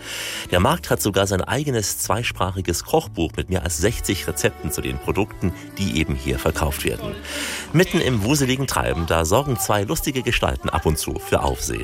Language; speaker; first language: German; native; German